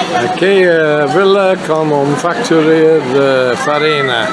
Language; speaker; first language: Portuguese; non-native, learner; English